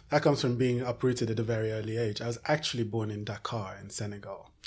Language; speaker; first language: English; early bilingual, other home language; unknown